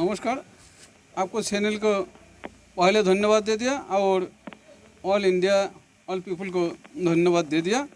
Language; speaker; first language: Hindi; non-native, local second language; Assamese